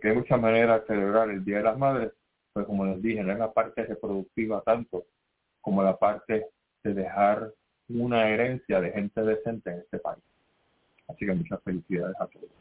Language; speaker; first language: Spanish; native; Spanish